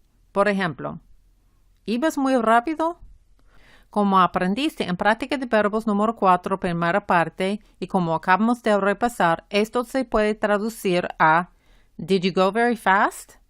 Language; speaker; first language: Spanish; non-native, fluent; English